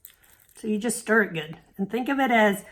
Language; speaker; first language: English; native; English